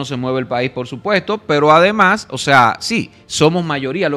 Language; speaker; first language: Spanish; native; Spanish